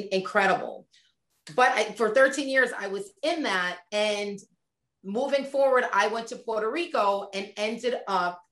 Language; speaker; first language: English; native; English